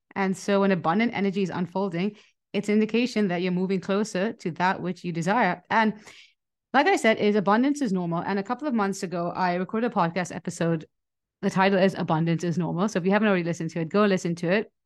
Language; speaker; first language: English; non-native, local second language; Hindi